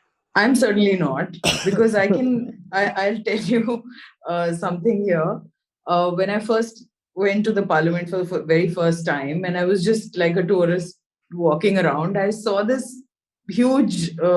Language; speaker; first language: English; non-native, local second language; Hindi